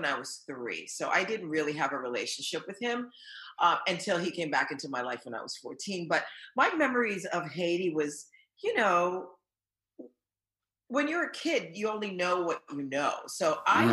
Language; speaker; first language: English; early bilingual, other home language; Haitian Creole